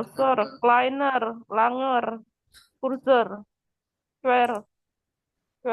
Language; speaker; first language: German; non-native, learner; Indonesian